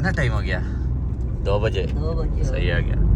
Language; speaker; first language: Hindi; non-native, local second language; Malayalam